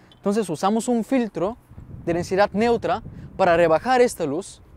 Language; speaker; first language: Spanish; non-native, fluent; Bulgarian